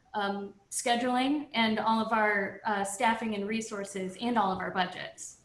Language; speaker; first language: English; native; English